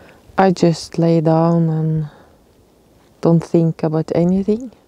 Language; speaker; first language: English; non-native, learner; Norwegian